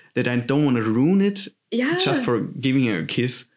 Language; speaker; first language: English; non-native, fluent; German